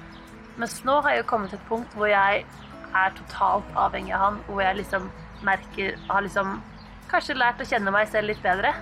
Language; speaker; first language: Norwegian; native; Norwegian